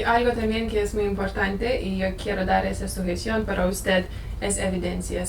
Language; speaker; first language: Spanish; non-native, learner; Lithuanian